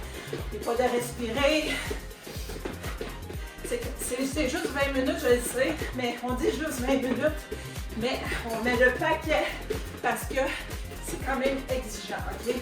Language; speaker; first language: French; native; French